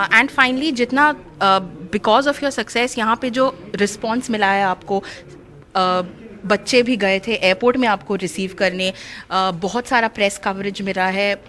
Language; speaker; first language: Hindi; native; Hindi